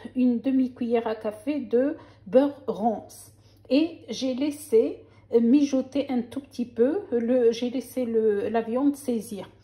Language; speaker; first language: French; non-native, local second language; Arabic